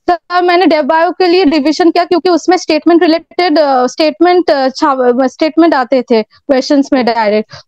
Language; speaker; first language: Hindi; non-native, local second language; Bangla